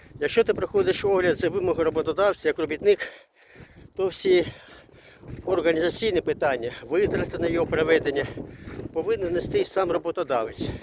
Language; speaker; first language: Ukrainian; non-native, local second language; Russian